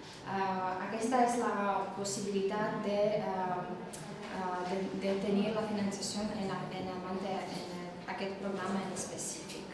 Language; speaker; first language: Catalan; non-native, fluent; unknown